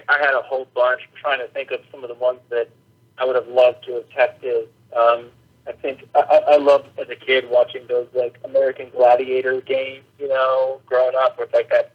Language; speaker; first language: English; native; English